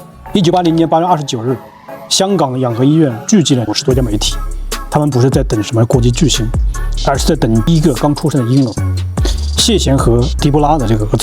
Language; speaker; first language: Chinese; native; Chinese